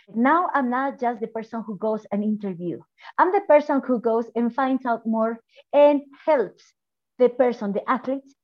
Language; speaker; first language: English; non-native, fluent; Spanish